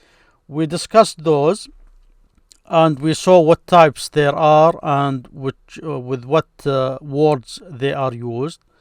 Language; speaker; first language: English; non-native, fluent; Arabic